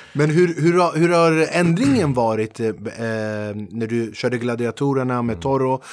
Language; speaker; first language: Swedish; early bilingual, other home language; Kurdish